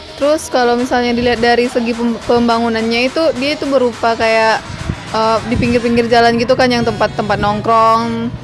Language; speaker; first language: Indonesian; native; Indonesian